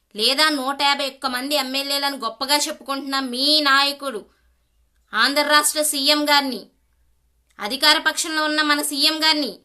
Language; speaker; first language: Telugu; native; Telugu